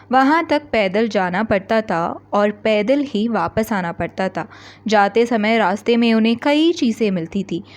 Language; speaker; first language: Hindi; non-native, local second language; Malayalam